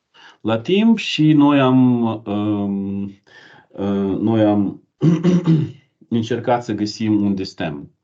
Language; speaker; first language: Romanian; non-native, learner; Ukrainian